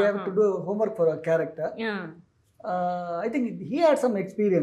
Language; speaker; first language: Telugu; non-native, local second language; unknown